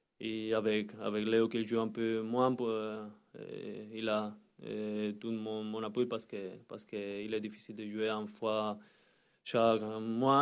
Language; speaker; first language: French; non-native, learner; Spanish